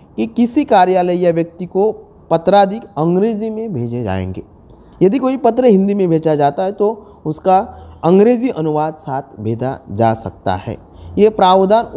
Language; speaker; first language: Hindi; non-native, local second language; Marathi